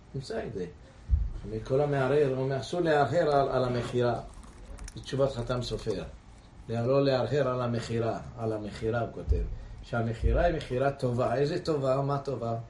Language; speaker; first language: Hebrew; non-native, fluent; English